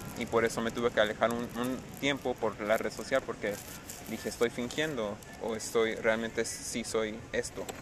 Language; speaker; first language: Spanish; early bilingual, heritage; Spanish